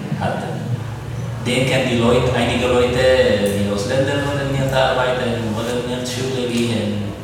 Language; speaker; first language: German; non-native, learner; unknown